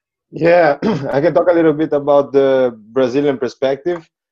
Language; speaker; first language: English; non-native, fluent; Portuguese